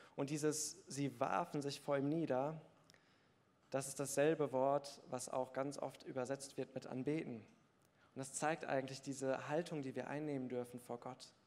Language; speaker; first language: German; native; German